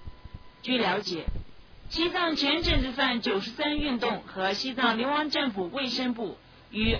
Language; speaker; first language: Chinese; native; Chinese